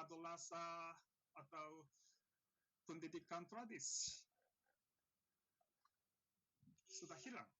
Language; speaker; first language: Indonesian; non-native, learner; Japanese